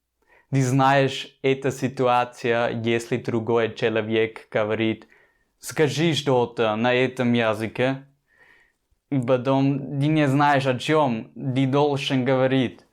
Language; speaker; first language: Russian; non-native, learner; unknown